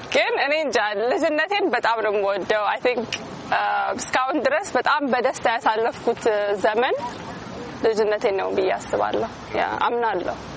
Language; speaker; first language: Amharic; native; Amharic